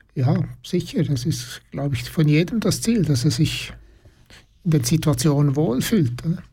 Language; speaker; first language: German; native; German